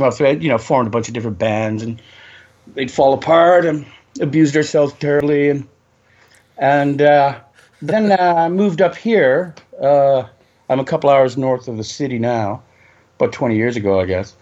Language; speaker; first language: English; native; English